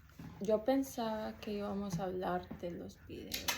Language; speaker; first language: Spanish; early bilingual, heritage; Spanish